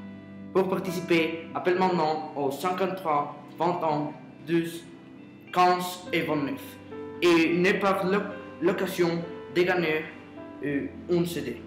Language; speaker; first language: French; non-native, learner; Spanish